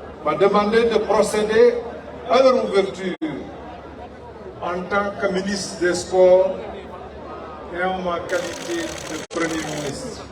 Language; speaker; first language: French; non-native, local second language; Wolof